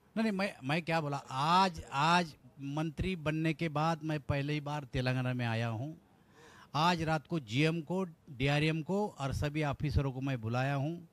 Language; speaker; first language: Hindi; non-native, local second language; Marathi